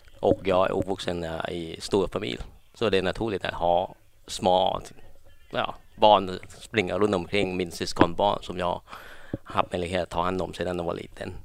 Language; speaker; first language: Swedish; non-native, learner; Thai